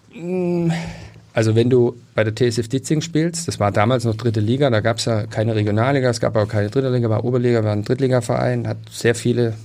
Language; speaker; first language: German; native; German